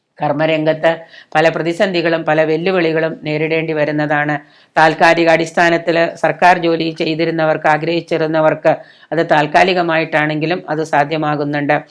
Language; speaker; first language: Malayalam; native; Malayalam